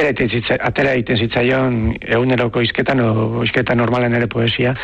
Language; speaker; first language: Basque; native; Basque